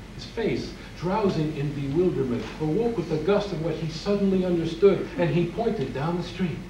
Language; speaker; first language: English; native; English